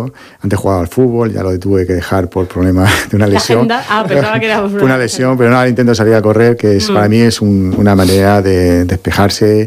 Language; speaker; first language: Spanish; native; Spanish